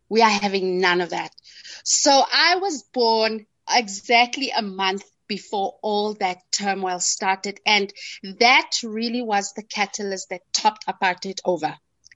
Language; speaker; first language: English; non-native, local second language; Afrikaans